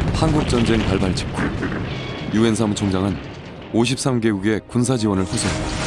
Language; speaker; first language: Korean; native; Korean